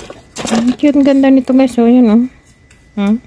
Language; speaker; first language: Filipino; native; Filipino